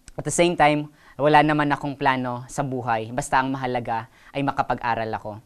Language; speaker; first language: Filipino; non-native, local second language; Waray